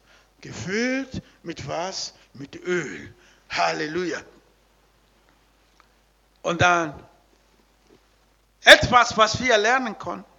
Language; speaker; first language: German; non-native, learner; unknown